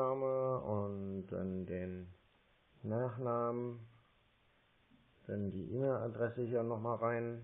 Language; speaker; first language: German; native; German